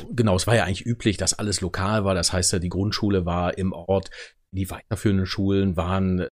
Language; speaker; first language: German; native; German